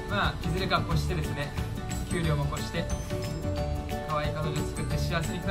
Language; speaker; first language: Japanese; native; Japanese